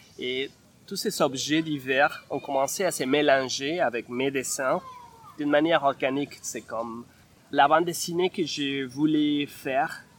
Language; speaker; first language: French; non-native, fluent; Spanish